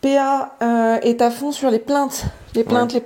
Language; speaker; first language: French; native; French